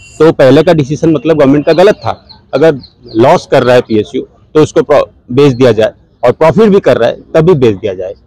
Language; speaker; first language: Hindi; native; Hindi